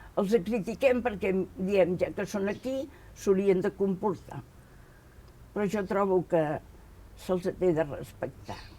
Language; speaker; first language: Catalan; native; Catalan